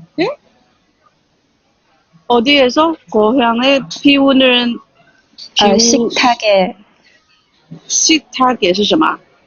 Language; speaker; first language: Korean; non-native, learner; Chinese